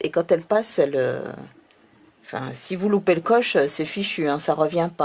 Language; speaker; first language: French; native; French